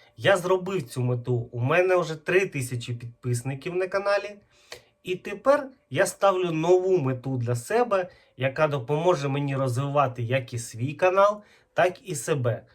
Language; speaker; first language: Ukrainian; non-native, local second language; Russian